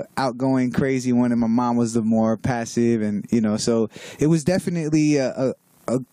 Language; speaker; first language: English; native; English